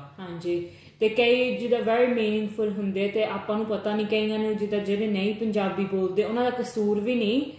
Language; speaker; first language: Punjabi; early bilingual, heritage; Punjabi